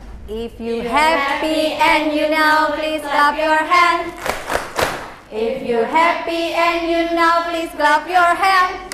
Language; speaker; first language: English; non-native, learner; Indonesian